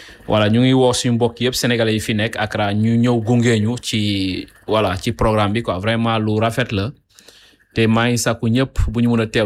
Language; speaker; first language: English; non-native, learner; Jola-Fonyi